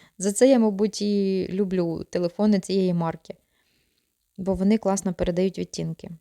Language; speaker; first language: Ukrainian; non-native, local second language; Russian